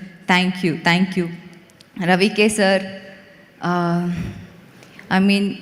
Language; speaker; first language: Telugu; non-native, learner; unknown